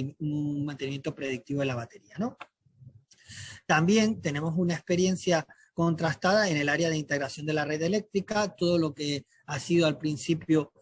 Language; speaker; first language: Spanish; native; Spanish